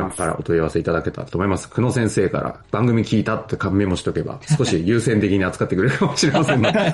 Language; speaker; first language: Japanese; native; Japanese